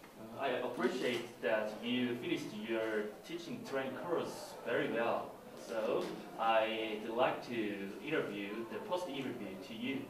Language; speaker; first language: English; non-native, learner; Korean